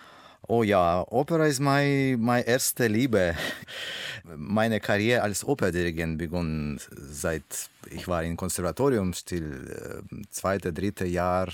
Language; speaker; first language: German; non-native, learner; Russian